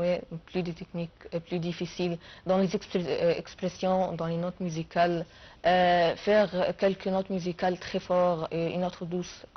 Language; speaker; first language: French; non-native, fluent; Arabic